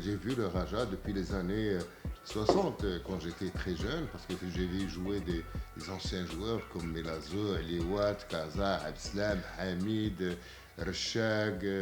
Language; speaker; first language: French; non-native, local second language; Arabic